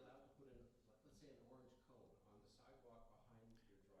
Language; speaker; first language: English; native; English